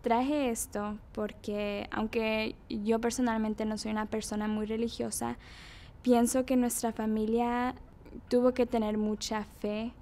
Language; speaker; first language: Spanish; early bilingual, other home language; English